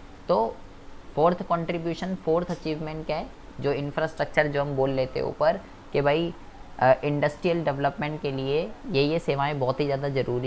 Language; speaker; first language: Hindi; native; Hindi